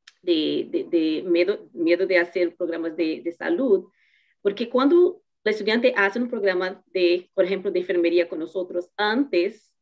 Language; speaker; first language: Spanish; non-native, fluent; Portuguese